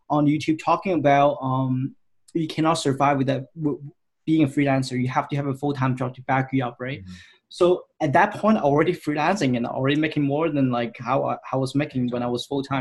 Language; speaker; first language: English; non-native, local second language; Cantonese